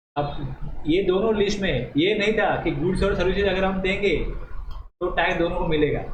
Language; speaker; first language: Hindi; non-native, local second language; Marathi